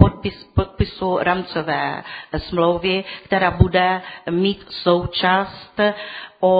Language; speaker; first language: Czech; non-native, fluent; Ukrainian